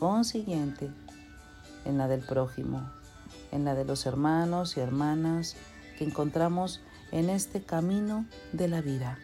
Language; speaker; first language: Spanish; native; Spanish